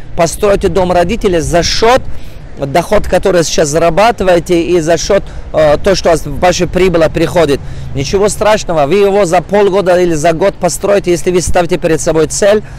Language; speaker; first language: Russian; non-native, local second language; Tajik